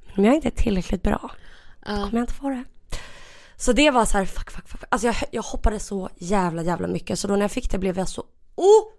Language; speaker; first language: Swedish; native; Swedish